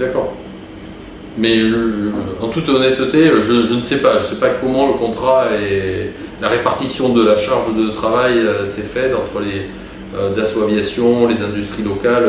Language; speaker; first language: French; native; French